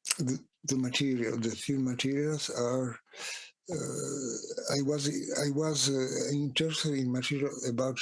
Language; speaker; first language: English; non-native, fluent; Italian